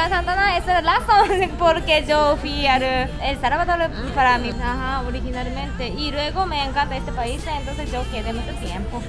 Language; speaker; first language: Spanish; non-native, learner; Japanese